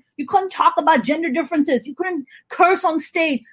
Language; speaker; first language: English; non-native, local second language; Urdu